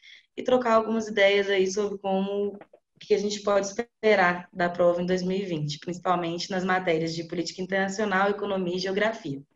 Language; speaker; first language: Portuguese; native; Portuguese